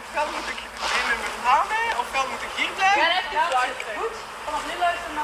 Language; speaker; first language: Dutch; native; Dutch